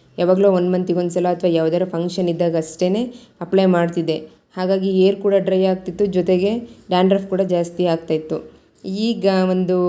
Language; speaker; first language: Kannada; native; Kannada